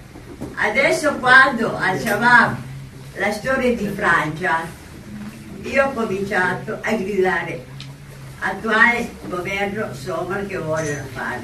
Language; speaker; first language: Italian; non-native, local second language; Somali